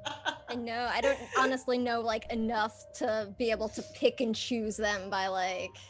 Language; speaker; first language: English; native; English